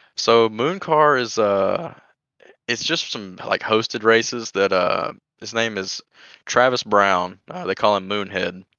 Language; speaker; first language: English; native; English